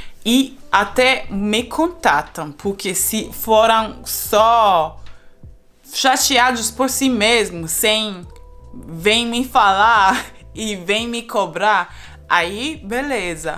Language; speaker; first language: Portuguese; non-native, fluent; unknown